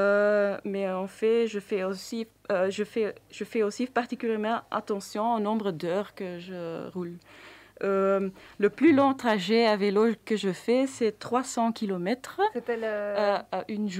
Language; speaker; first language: French; non-native, local second language; Dutch